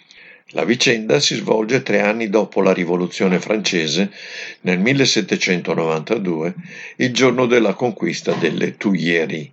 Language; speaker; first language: Italian; native; Italian